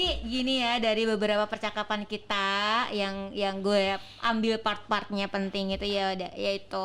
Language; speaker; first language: Indonesian; native; Indonesian